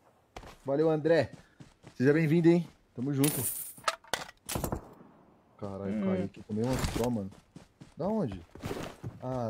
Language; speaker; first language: Portuguese; native; Portuguese